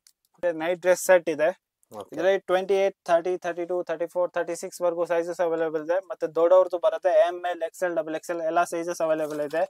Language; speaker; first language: Kannada; non-native, local second language; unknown